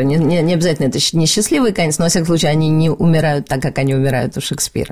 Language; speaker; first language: Russian; native; Russian